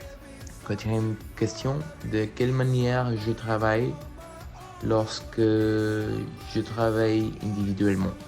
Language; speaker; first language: French; non-native, learner; Spanish